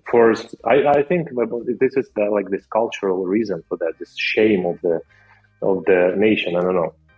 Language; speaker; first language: English; non-native, fluent; Russian